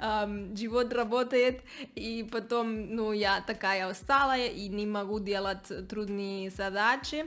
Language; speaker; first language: Russian; non-native, learner; Spanish